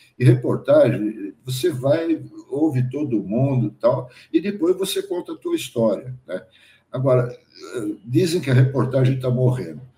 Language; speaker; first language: Portuguese; early bilingual, other home language; German